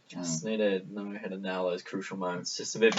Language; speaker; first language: English; native; English